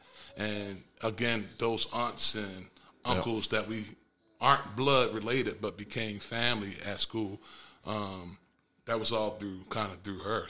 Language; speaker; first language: English; native; English